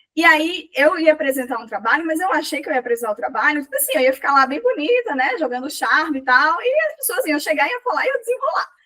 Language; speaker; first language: Portuguese; native; Portuguese